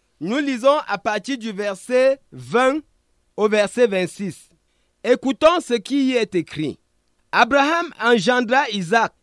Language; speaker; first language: French; non-native, local second language; Ghomala